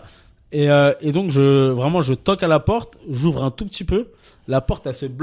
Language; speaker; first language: French; native; French